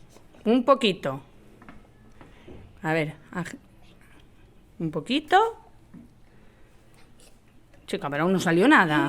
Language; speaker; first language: Spanish; native; Spanish